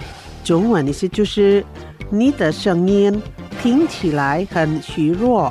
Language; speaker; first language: Chinese; non-native, fluent; Indonesian